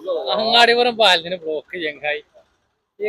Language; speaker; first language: Malayalam; native; Malayalam